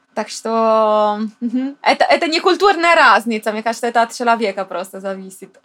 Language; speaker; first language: Russian; non-native, fluent; Italian